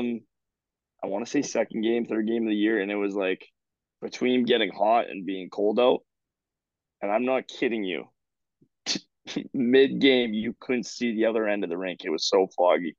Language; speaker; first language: English; native; English